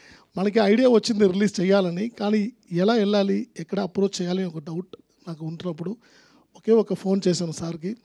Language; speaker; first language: Telugu; non-native, learner; Tamil